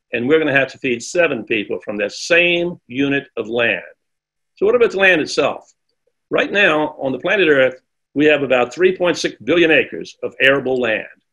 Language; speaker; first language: English; native; English